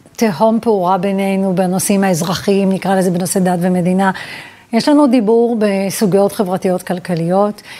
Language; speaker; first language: Hebrew; early bilingual, other home language; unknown